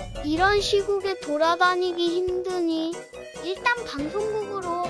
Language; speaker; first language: Korean; native; Korean